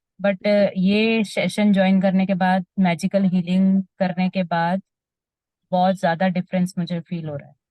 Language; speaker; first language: Hindi; native; Hindi